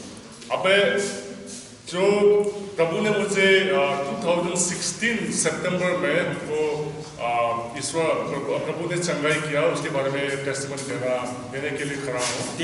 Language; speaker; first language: Hindi; non-native, local second language; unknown